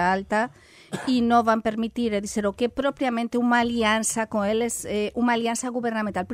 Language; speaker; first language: Portuguese; non-native, fluent; Spanish